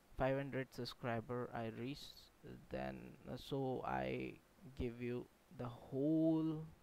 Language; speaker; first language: English; non-native, local second language; Hindi